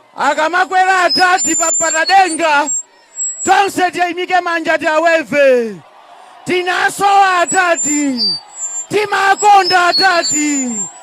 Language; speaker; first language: Nyanja; native; Nyanja